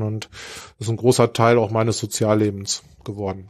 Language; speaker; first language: German; native; German